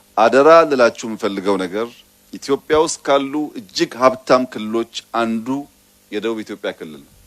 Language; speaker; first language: Amharic; non-native, local second language; Oromo